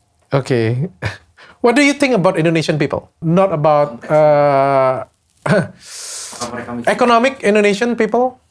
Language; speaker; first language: English; non-native, learner; Indonesian